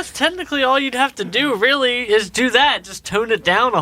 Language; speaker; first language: English; native; English